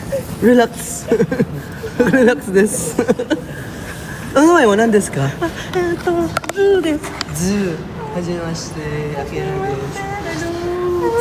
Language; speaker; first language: Japanese; non-native, learner; Filipino